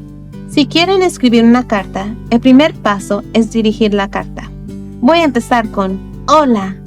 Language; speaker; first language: Spanish; early bilingual, other home language; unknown